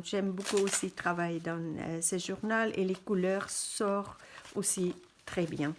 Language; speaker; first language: French; non-native, fluent; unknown